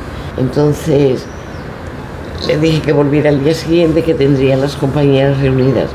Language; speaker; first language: Spanish; native; Spanish